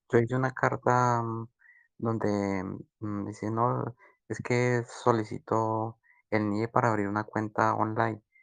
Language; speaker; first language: Spanish; native; Spanish